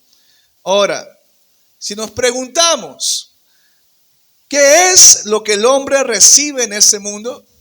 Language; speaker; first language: Spanish; native; Spanish